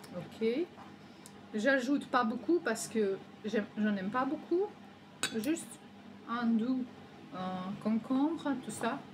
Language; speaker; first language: French; non-native, learner; Ukrainian